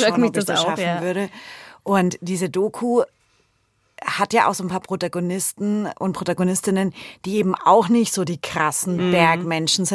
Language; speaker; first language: German; native; German